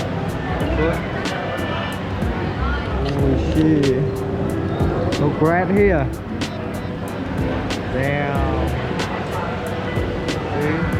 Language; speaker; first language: English; non-native, learner; Khmer